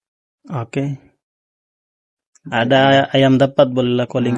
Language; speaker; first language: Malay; non-native, learner; Bangla